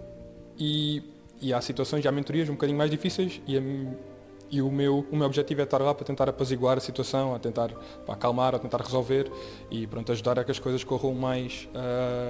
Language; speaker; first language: Portuguese; native; Portuguese